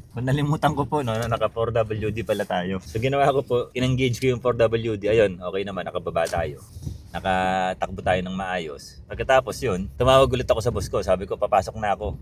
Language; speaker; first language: Filipino; native; Filipino